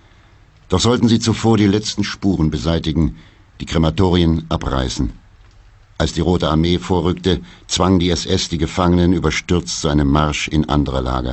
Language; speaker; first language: German; native; German